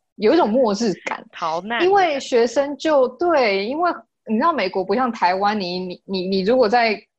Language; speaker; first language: Chinese; native; Chinese